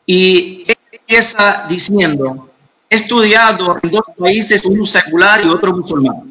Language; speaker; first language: Spanish; non-native, fluent; Arabic